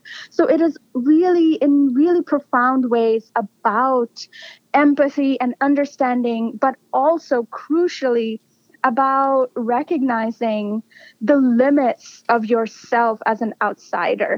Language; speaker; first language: English; non-native, local second language; Bangla